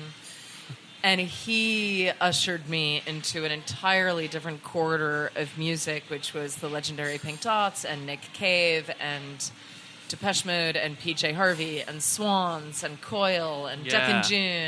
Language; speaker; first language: English; native; English